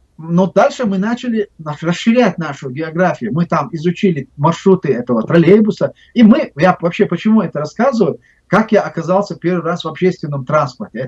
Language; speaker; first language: Russian; non-native, local second language; Chechen